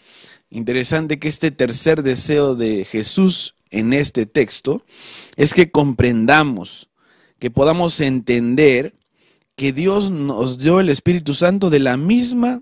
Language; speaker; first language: Spanish; native; Spanish